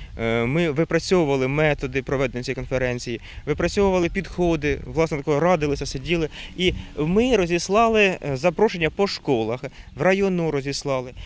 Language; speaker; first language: Ukrainian; native; Ukrainian